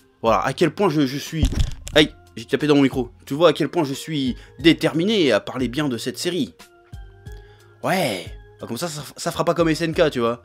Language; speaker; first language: French; native; French